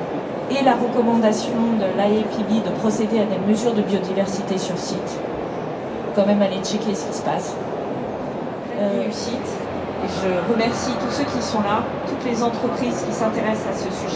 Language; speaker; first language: French; native; French